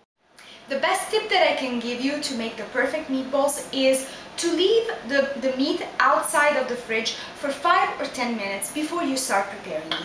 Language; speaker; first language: English; non-native, fluent; Italian